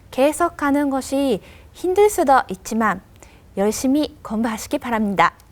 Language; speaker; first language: Korean; non-native, fluent; Japanese